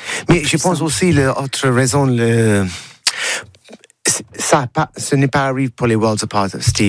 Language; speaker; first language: French; non-native, learner; English